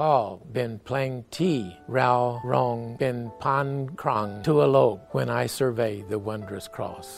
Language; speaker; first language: Thai; non-native, fluent; English